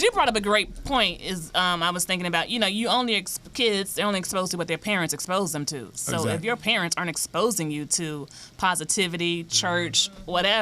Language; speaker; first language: English; native; English